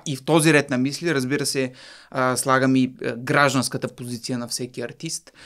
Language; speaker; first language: Bulgarian; native; Bulgarian